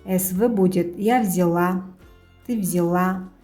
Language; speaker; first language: Russian; non-native, local second language; Kazakh